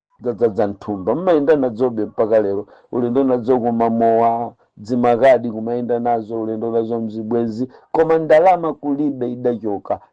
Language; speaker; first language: Nyanja; native; Nyanja